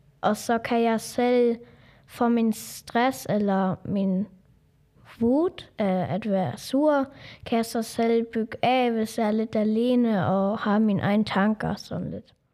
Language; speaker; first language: Danish; non-native, local second language; German